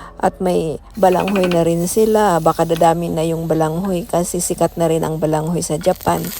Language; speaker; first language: Filipino; non-native, local second language; Cebuano